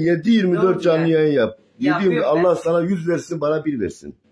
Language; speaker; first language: Turkish; native; Turkish